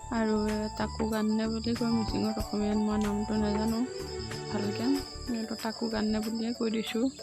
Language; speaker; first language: Assamese; non-native, local second language; Mising